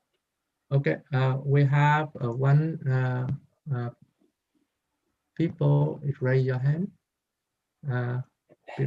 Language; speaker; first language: English; non-native, learner; Vietnamese